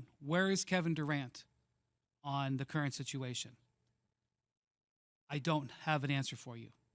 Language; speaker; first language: English; native; English